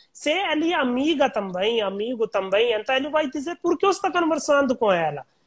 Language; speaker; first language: Portuguese; non-native, learner; Hindi